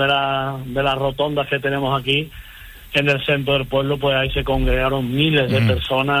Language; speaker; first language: Spanish; native; Spanish